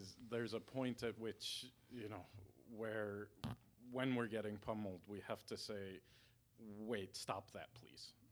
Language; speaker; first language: English; native; English